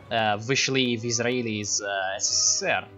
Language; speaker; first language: Russian; non-native, learner; English